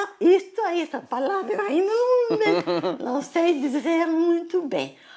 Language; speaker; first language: Portuguese; early bilingual, other home language; Italian